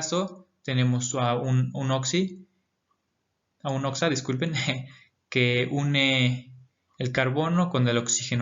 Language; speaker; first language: Spanish; native; Spanish